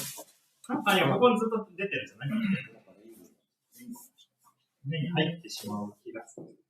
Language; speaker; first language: Japanese; native; Japanese